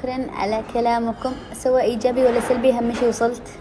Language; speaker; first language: Arabic; native; Arabic